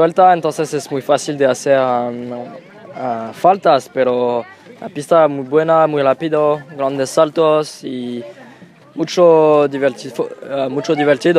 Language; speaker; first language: Spanish; non-native, learner; French